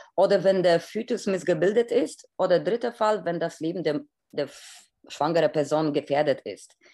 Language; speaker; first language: German; non-native, fluent; Polish